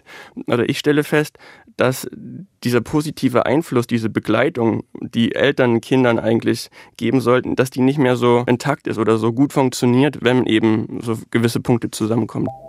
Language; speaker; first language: German; native; German